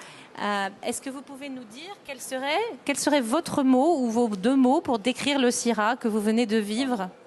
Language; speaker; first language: French; native; French